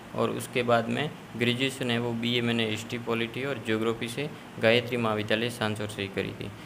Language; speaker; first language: Hindi; native; Hindi